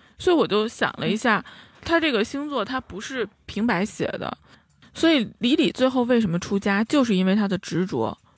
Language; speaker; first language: Chinese; native; Chinese